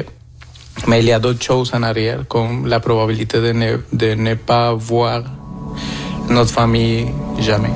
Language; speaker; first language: French; non-native, fluent; Spanish